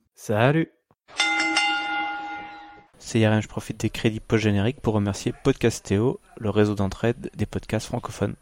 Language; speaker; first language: French; native; French